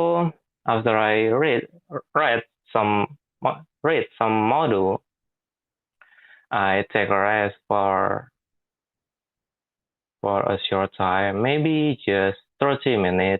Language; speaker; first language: English; non-native, learner; Indonesian